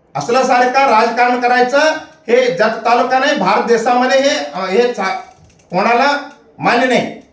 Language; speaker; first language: Marathi; non-native, local second language; Kannada